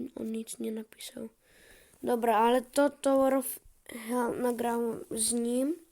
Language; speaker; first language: Polish; early bilingual, heritage; Polish